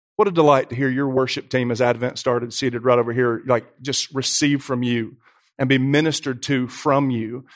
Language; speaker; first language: English; native; English